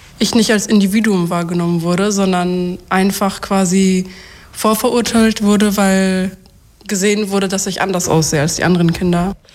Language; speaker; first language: German; early bilingual, other home language; Kurdish